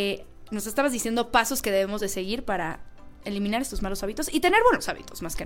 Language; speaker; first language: Spanish; native; Spanish